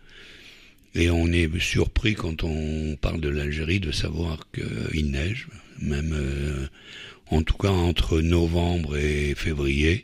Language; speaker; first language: French; native; French